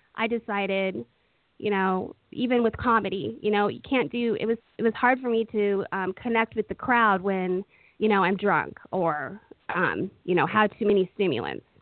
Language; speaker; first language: English; native; English